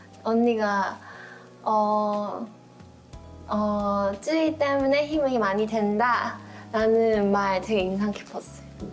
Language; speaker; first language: Korean; non-native, fluent; Chinese